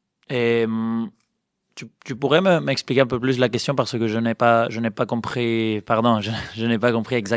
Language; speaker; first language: French; non-native, fluent; Spanish